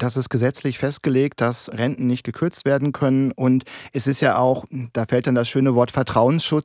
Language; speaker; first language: German; native; German